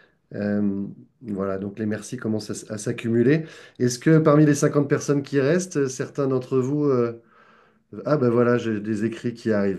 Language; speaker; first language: French; native; French